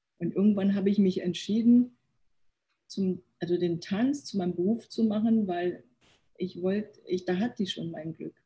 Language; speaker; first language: German; early bilingual, other home language; Korean